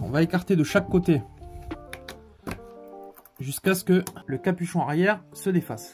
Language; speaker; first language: French; native; French